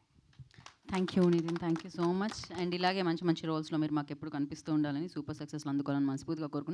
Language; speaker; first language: Telugu; native; Telugu